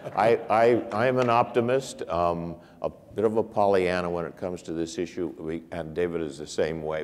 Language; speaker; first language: English; native; English